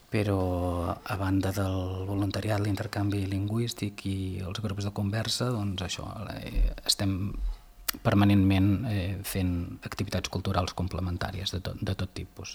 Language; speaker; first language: Catalan; native; Catalan